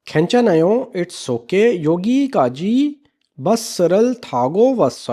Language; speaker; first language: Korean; non-native, learner; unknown